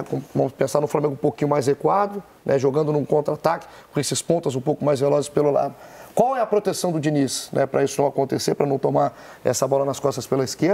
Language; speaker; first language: Portuguese; native; Portuguese